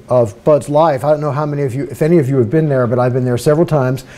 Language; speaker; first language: English; native; English